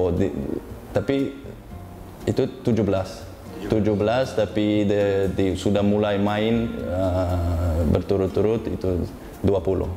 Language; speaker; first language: Indonesian; non-native, learner; Uzbek